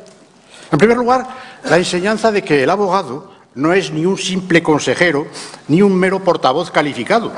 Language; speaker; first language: Spanish; native; Spanish